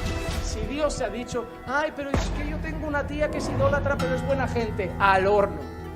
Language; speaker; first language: Spanish; native; Spanish